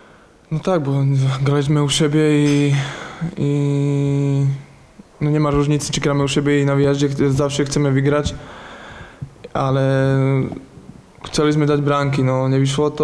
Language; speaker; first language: Polish; non-native, learner; Slovak